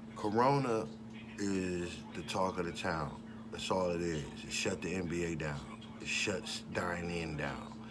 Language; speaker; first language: English; native; English